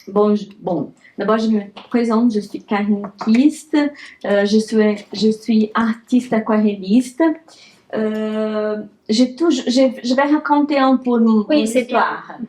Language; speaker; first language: French; non-native, learner; Portuguese